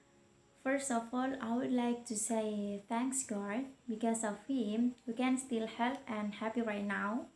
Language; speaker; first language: English; non-native, learner; Indonesian